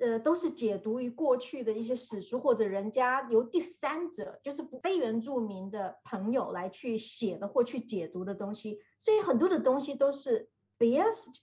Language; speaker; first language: Chinese; native; Chinese